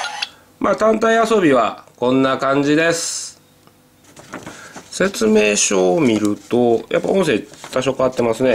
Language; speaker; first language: Japanese; native; Japanese